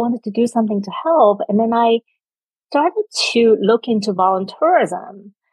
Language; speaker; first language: English; non-native, local second language; Cantonese